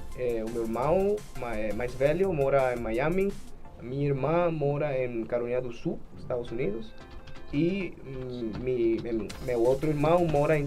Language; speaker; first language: Portuguese; non-native, fluent; Spanish